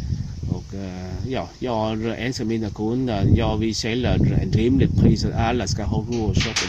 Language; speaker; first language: Swedish; non-native, learner; Vietnamese